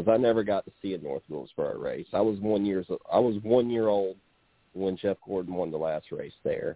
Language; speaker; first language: English; native; English